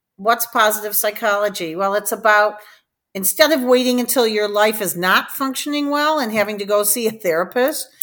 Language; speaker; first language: English; native; English